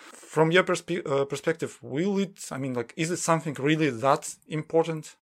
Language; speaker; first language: English; non-native, fluent; Russian